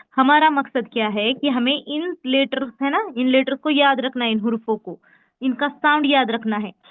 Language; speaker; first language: Hindi; native; Hindi